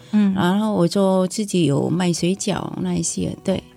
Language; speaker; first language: Chinese; non-native, learner; Vietnamese